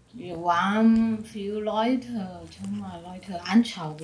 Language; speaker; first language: German; non-native, learner; Thai